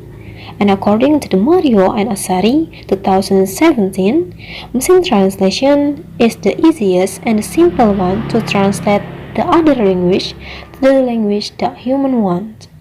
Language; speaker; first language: English; non-native, learner; Indonesian